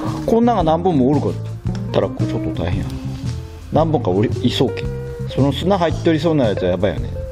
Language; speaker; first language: Japanese; native; Japanese